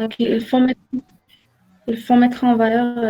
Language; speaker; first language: French; non-native, learner; Arabic